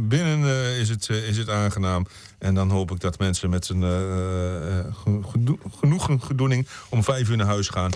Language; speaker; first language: Dutch; native; Dutch